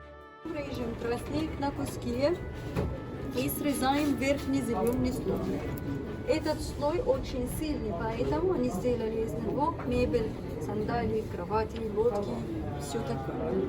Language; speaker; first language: Russian; non-native, fluent; Arabic